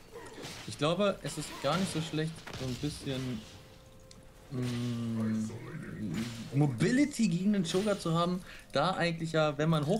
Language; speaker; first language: German; native; German